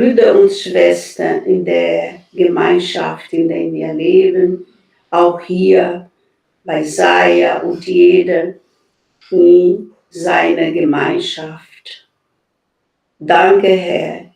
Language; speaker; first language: German; non-native, fluent; Portuguese